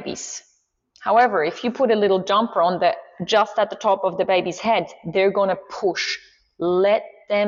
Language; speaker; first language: English; non-native, fluent; Swiss German